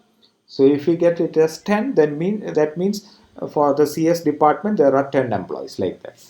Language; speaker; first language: English; non-native, local second language; Malayalam